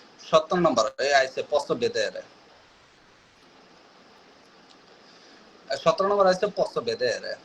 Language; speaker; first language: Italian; non-native, learner; Bangla